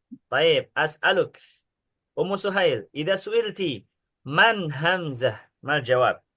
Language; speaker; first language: Arabic; non-native, fluent; Indonesian